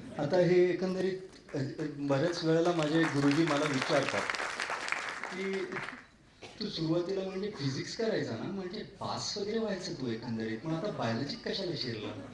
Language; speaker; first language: Marathi; non-native, local second language; Tamil